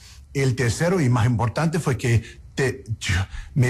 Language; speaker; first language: Spanish; non-native, learner; English